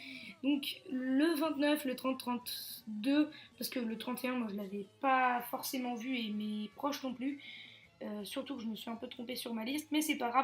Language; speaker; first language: French; native; French